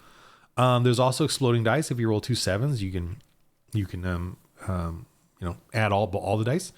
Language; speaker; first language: English; native; English